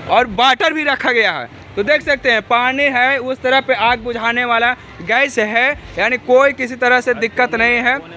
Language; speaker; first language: Hindi; native; Hindi